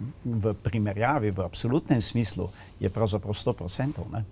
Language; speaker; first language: Slovenian; native; Slovenian